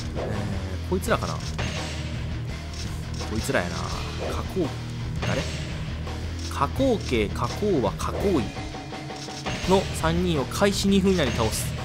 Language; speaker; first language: Japanese; native; Japanese